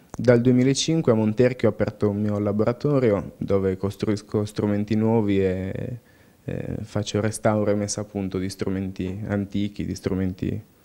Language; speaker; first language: Italian; native; Italian